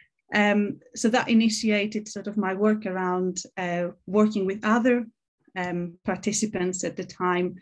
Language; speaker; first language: English; non-native, fluent; Greek